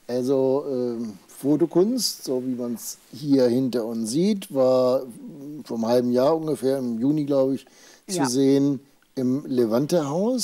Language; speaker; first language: German; native; German